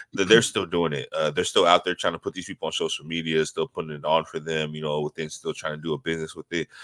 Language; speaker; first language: English; native; English